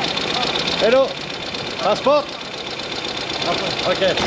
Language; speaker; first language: English; non-native, learner; French